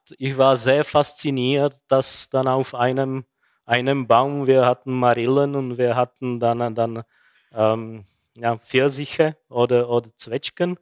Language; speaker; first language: German; non-native, fluent; Czech